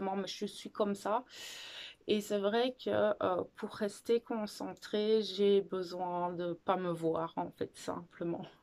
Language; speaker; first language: French; native; French